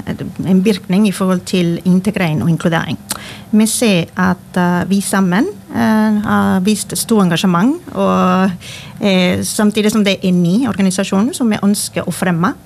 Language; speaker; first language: Norwegian; non-native, fluent; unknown